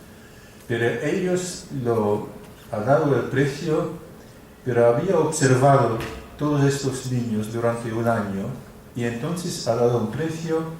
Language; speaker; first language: Spanish; non-native, fluent; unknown